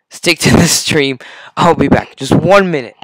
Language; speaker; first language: English; non-native, fluent; French